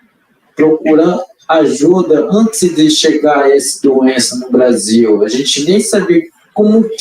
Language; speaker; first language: Portuguese; non-native, local second language; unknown